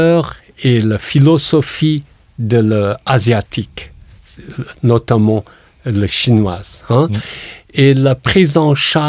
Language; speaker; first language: French; non-native, learner; Chinese